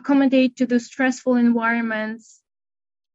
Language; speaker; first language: English; non-native, fluent; Russian